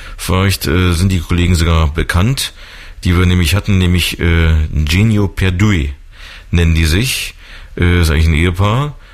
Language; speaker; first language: German; native; German